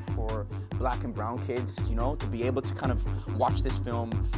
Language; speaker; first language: English; native; English